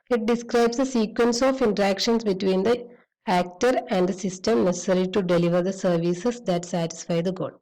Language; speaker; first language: English; non-native, local second language; Malayalam